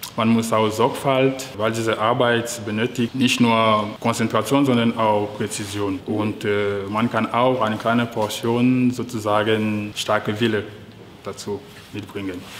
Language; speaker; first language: German; non-native, fluent; French